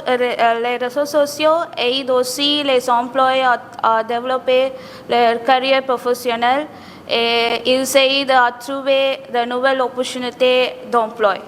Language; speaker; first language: French; non-native, learner; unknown